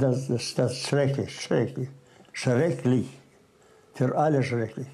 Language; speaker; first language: German; non-native, learner; Russian